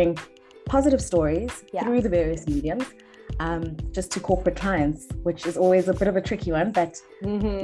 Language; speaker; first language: English; non-native, local second language; Xhosa